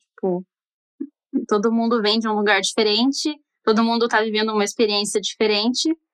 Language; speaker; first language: Portuguese; native; Portuguese